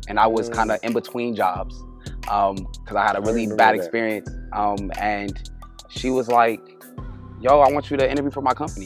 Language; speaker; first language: English; native; English